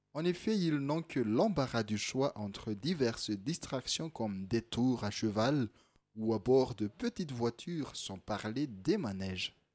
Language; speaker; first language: French; non-native, local second language; Malagasy